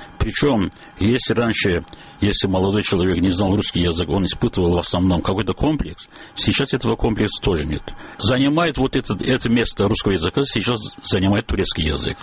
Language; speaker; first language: Russian; non-native, local second language; Azerbaijani